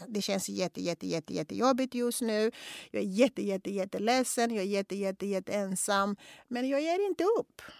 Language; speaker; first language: Swedish; non-native, fluent; Kongo